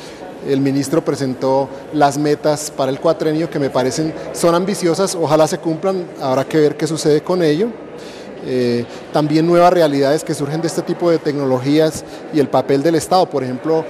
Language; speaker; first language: Spanish; native; Spanish